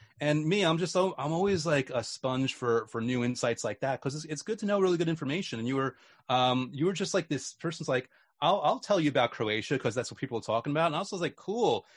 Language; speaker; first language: English; native; English